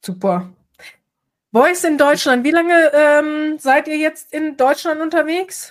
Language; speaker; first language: German; native; German